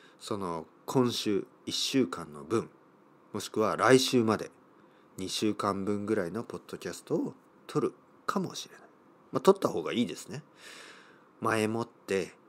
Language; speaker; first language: Japanese; native; Japanese